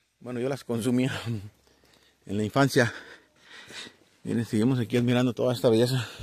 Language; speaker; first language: Spanish; native; Spanish